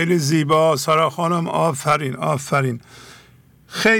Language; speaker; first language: Persian; native; Persian